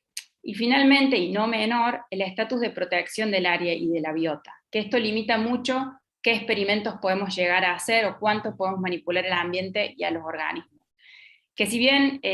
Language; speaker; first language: Spanish; native; Spanish